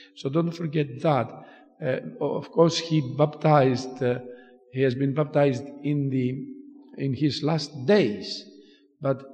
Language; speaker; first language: English; non-native, fluent; Greek